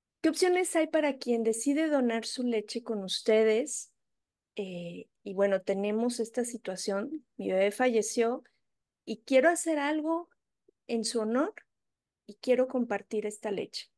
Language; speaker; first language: Spanish; native; Spanish